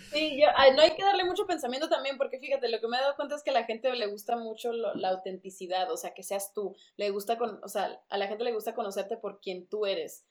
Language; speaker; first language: Spanish; early bilingual, other home language; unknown